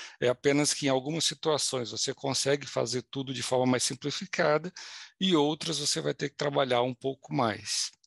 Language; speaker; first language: Portuguese; native; Portuguese